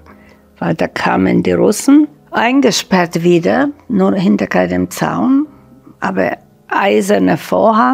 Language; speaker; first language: German; non-native, fluent; Slovak